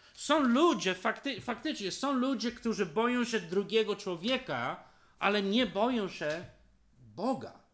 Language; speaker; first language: Polish; non-native, fluent; English